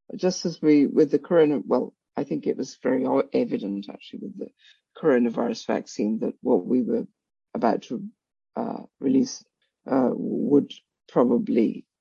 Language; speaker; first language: English; non-native, local second language; Bangla